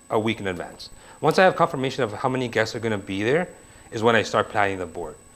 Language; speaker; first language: English; native; English